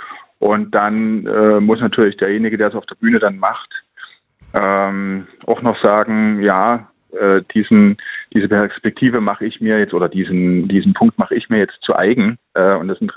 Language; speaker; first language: German; native; German